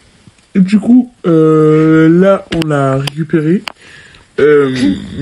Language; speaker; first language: French; native; French